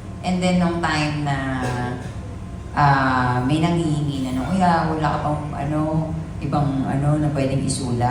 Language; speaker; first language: Filipino; native; Filipino